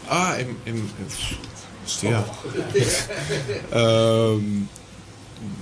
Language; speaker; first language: Spanish; non-native, learner; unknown